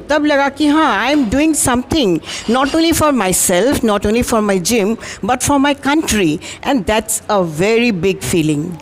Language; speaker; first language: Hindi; non-native, local second language; Assamese